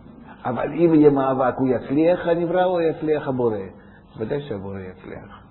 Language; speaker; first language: Hebrew; non-native, fluent; Russian